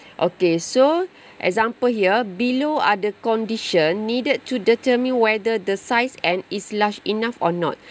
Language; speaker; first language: English; non-native, local second language; Malay